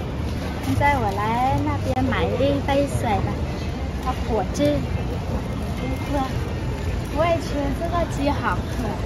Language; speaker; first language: Chinese; non-native, learner; Vietnamese